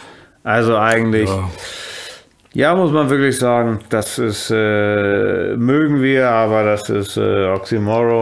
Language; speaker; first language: German; native; German